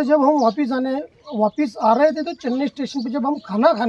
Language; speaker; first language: Hindi; non-native, local second language; Marathi